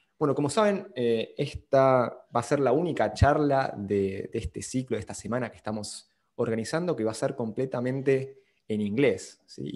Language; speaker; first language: Spanish; native; Spanish